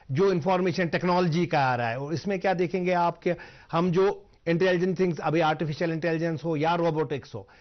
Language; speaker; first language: Hindi; non-native, local second language; Kashmiri